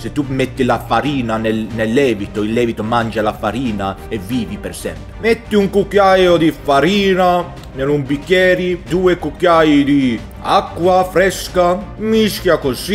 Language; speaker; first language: Italian; non-native, learner; Swedish